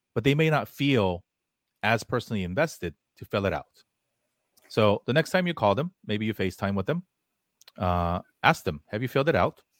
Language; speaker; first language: English; early bilingual, other home language; Korean